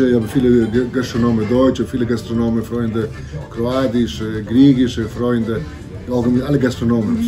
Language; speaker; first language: German; non-native, learner; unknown